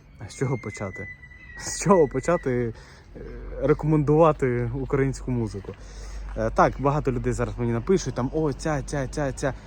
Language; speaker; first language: Ukrainian; non-native, local second language; Russian